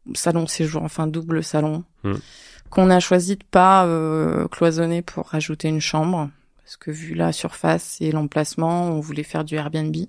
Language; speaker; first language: French; native; French